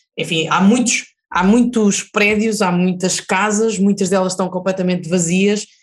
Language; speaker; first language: Portuguese; native; Portuguese